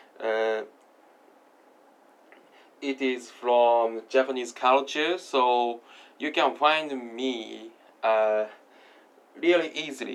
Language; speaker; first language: English; non-native, learner; Japanese